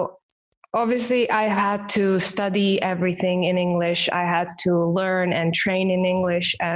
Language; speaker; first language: English; non-native, fluent; Romanian